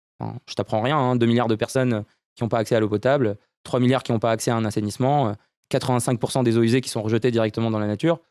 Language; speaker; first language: French; early bilingual, other home language; Romanian